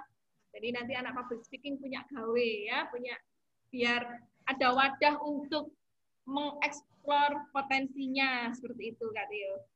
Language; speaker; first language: Indonesian; native; Indonesian